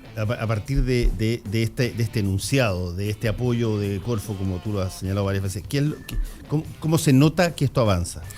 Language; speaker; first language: Spanish; native; Spanish